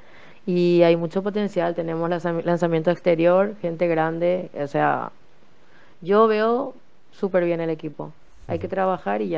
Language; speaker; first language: Spanish; native; Spanish